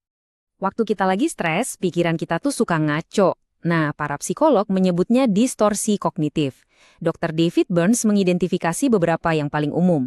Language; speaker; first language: Indonesian; native; Indonesian